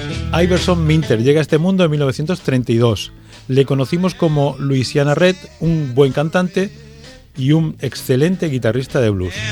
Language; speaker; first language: Spanish; native; Spanish